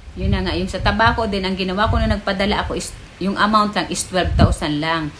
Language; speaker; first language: Filipino; non-native, local second language; Bikol